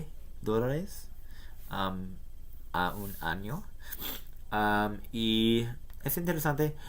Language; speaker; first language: Spanish; non-native, learner; English